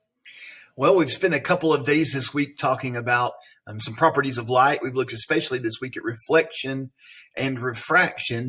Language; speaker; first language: English; native; English